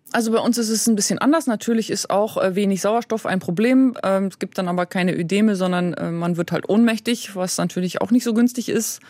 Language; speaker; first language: German; native; German